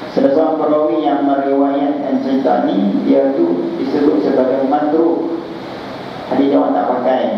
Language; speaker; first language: Malay; native; Malay